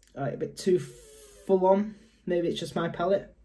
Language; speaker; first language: English; native; English